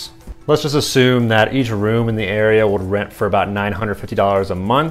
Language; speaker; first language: English; native; English